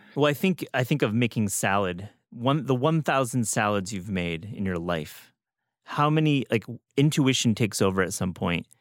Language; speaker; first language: English; native; English